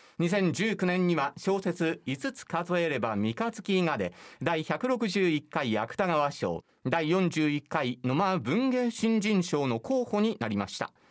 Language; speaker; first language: Japanese; native; Japanese